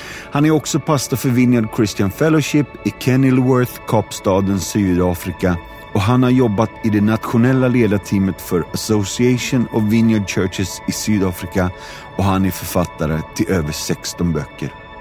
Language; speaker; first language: Swedish; native; Swedish